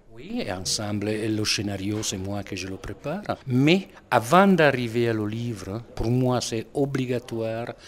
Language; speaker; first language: French; non-native, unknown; Italian